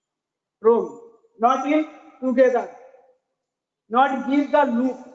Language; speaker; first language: English; non-native, learner; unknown